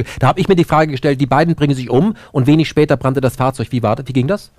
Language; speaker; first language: German; native; German